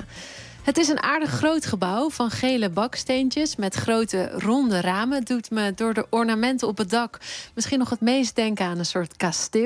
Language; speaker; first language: Dutch; native; Dutch